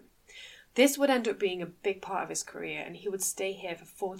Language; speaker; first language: English; native; English